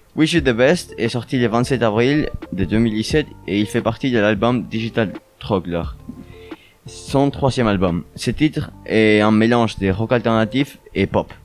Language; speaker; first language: French; early bilingual, other home language; Spanish